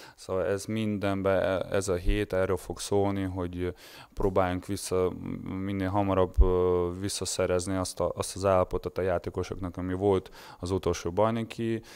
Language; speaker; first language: Hungarian; non-native, learner; Russian